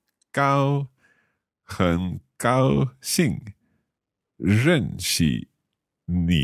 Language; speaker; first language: Chinese; non-native, learner; English